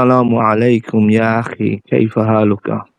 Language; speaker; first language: Arabic; non-native, learner; English